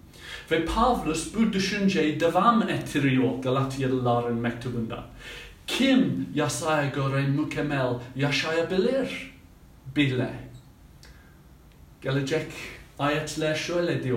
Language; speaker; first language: Turkish; non-native, fluent; English